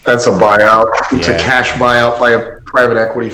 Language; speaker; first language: English; native; English